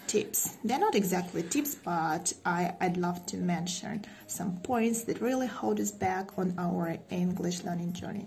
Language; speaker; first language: English; non-native, fluent; Russian